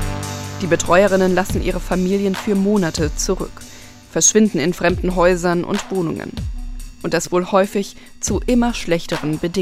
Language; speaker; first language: German; native; German